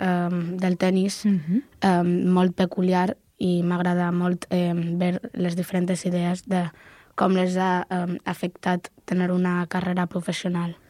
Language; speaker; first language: Catalan; non-native, local second language; Spanish